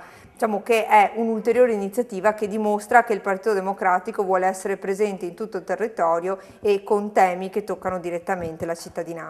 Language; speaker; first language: Italian; native; Italian